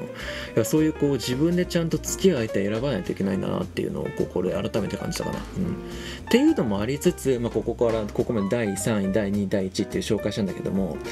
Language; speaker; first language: Japanese; native; Japanese